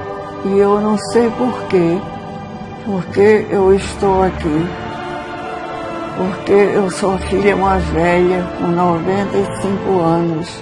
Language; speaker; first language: Portuguese; early bilingual, other home language; Swedish